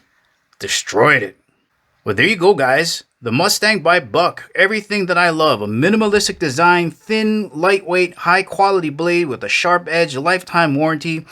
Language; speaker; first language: English; native; English